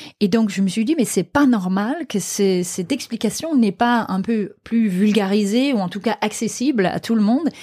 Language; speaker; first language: French; non-native, fluent; Danish